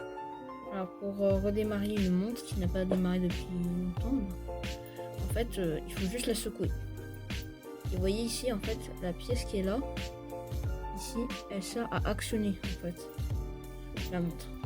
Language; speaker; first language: French; native; French